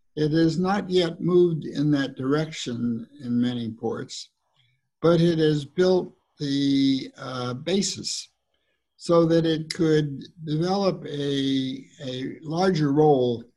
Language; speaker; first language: English; native; English